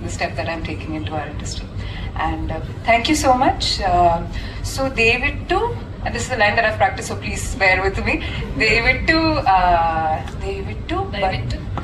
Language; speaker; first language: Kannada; non-native, learner; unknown